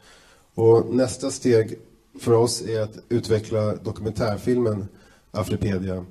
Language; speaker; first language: Swedish; native; Swedish